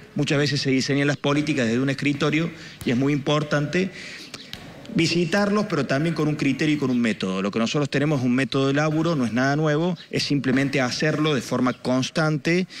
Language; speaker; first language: Spanish; native; Spanish